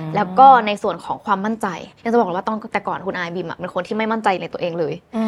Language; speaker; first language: Thai; native; Thai